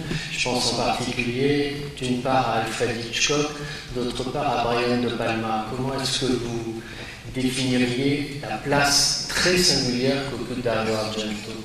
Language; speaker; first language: French; native; French